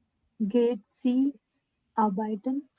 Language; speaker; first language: German; non-native, learner; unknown